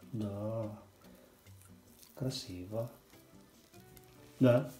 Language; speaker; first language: Russian; non-native, learner; Filipino